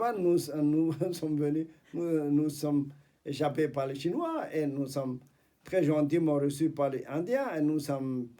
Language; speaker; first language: French; non-native, fluent; Tibetan